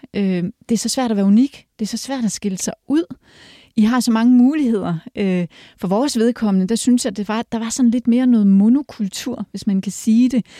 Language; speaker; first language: Danish; early bilingual, other home language; Polish